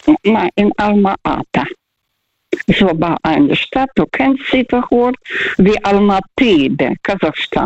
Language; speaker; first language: German; non-native, fluent; Russian